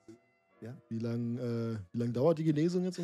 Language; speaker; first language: German; native; German